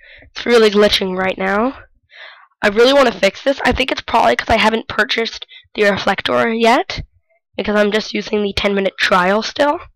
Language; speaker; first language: English; native; English